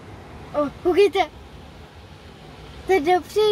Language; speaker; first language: Czech; early bilingual, heritage; Czech